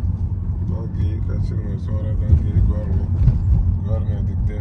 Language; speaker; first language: Turkish; non-native, fluent; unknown